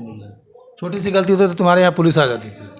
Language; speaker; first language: Hindi; native; Hindi